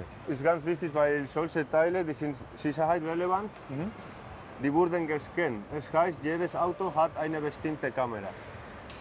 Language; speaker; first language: German; non-native, fluent; Spanish